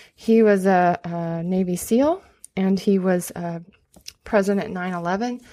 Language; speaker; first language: English; native; English